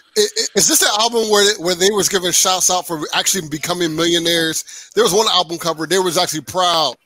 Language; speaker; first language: English; native; English